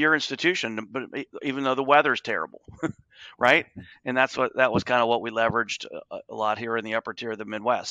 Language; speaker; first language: English; native; English